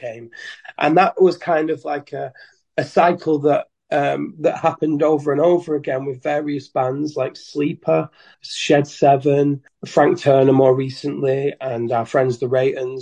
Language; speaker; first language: English; native; English